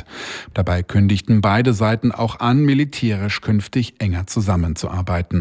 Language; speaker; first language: German; native; German